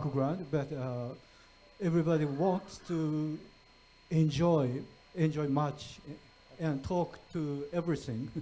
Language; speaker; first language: English; non-native, fluent; Japanese